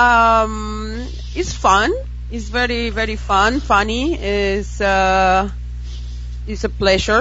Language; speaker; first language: English; non-native, fluent; Spanish